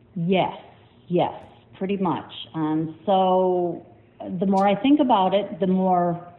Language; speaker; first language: English; native; English